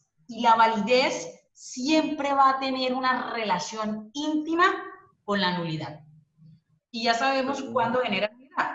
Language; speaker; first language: Spanish; native; Spanish